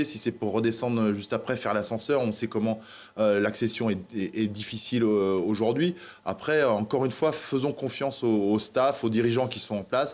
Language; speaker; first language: French; native; French